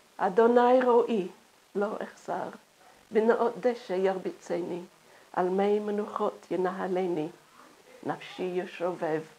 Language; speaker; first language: Hebrew; non-native, fluent; English